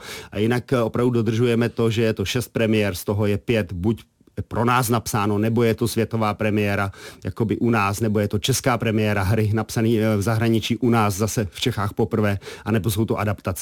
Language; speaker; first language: Czech; native; Czech